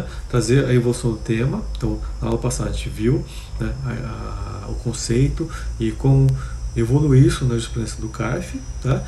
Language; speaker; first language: Portuguese; native; Portuguese